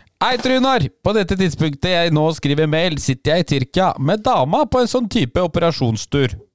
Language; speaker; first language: Norwegian; early bilingual, other home language; Polish